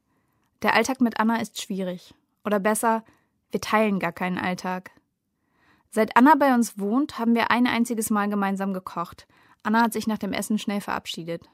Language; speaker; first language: German; native; German